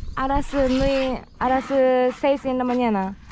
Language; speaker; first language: Spanish; non-native, learner; Japanese